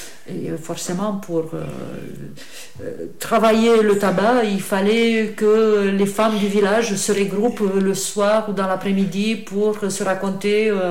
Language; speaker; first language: French; non-native, fluent; Romanian